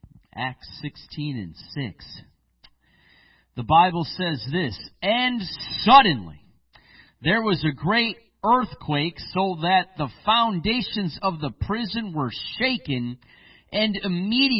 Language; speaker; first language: English; native; English